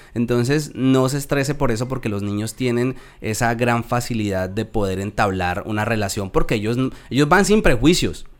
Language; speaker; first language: Spanish; native; Spanish